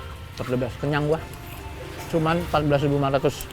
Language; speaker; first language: Indonesian; native; Indonesian